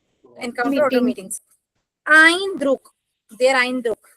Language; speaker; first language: German; non-native, fluent; Hindi